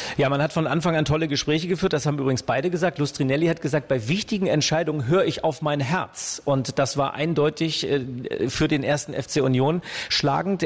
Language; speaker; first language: German; native; German